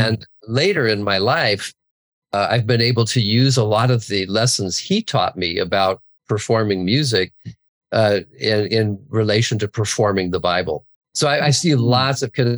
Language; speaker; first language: English; native; English